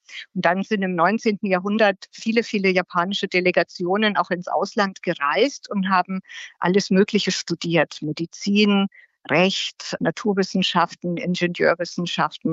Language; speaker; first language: German; native; German